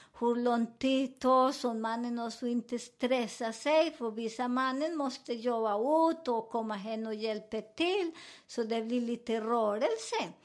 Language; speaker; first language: Swedish; non-native, fluent; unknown